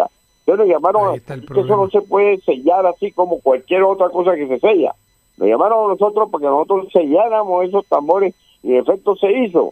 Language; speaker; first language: Spanish; native; Spanish